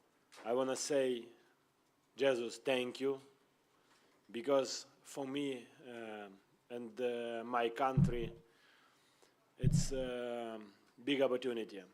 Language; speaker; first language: English; non-native, learner; Ukrainian